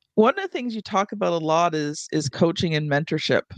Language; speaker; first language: English; native; English